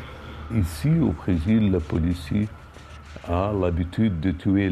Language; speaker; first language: French; non-native, fluent; Portuguese